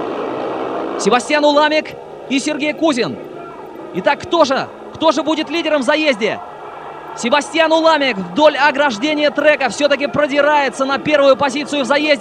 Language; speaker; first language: Russian; native; Russian